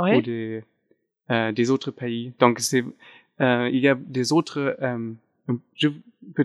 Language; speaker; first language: French; non-native, fluent; German